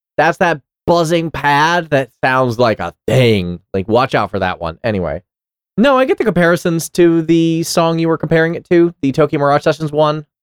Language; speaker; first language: English; native; English